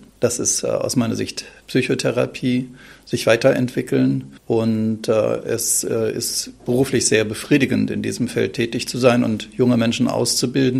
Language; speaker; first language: German; native; German